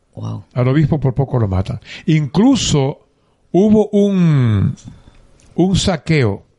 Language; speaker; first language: Spanish; native; Spanish